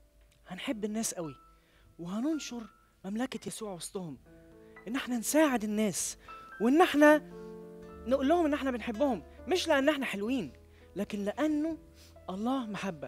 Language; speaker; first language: Arabic; native; Arabic